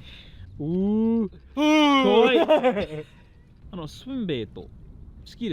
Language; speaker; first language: Japanese; non-native, learner; English